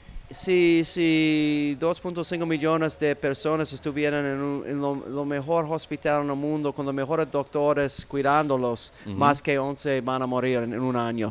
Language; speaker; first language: Spanish; non-native, learner; English